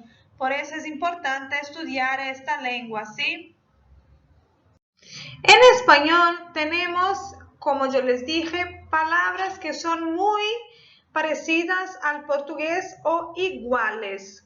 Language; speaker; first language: Spanish; non-native, fluent; Portuguese